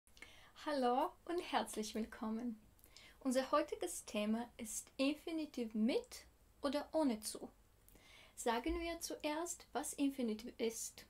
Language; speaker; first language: German; non-native, fluent; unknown